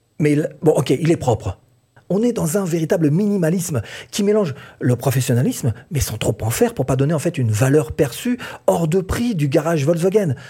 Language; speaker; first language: French; native; French